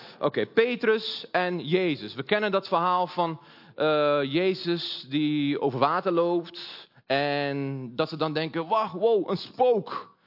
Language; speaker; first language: Dutch; early bilingual, other home language; Portuguese